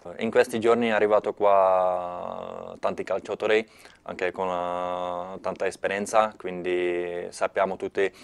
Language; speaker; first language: Italian; non-native, learner; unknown